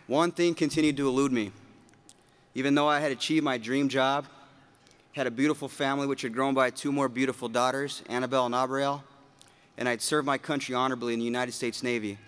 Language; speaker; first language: English; native; English